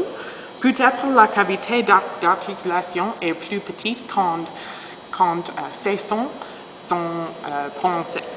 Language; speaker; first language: French; non-native, learner; English